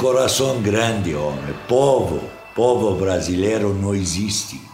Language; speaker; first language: Portuguese; non-native, fluent; Arabic